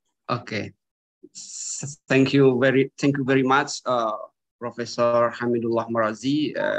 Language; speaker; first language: English; non-native, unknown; Indonesian